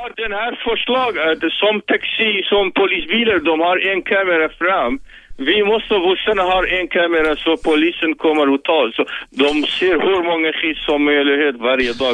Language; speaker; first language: Swedish; non-native, learner; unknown